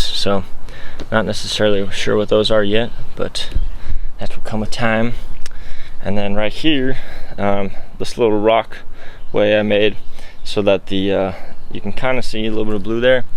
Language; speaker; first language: English; native; English